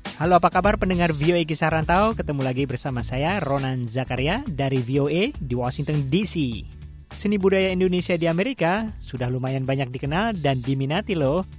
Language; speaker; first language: Indonesian; native; Indonesian